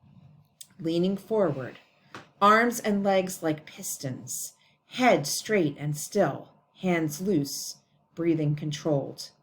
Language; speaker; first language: English; native; English